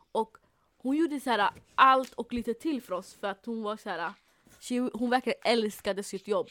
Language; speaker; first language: Swedish; early bilingual, other home language; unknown